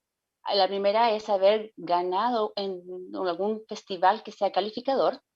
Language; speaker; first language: Spanish; native; Spanish